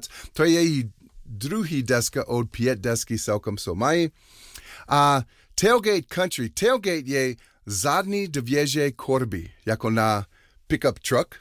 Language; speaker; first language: Czech; non-native, learner; English